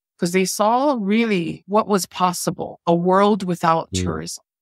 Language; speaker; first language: English; native; English